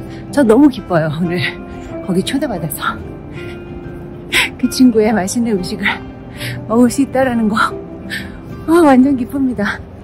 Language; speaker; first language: Korean; native; Korean